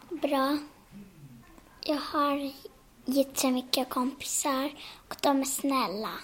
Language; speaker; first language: Swedish; early bilingual, other home language; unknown